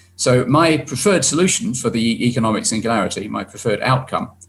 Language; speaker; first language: English; native; English